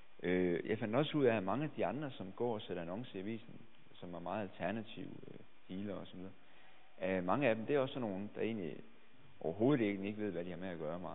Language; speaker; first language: Danish; native; Danish